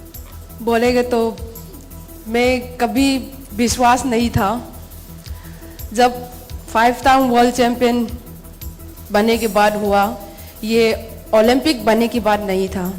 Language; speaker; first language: Hindi; non-native, local second language; Manipuri